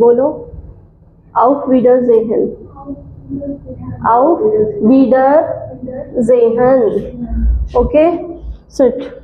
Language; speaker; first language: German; non-native, fluent; Hindi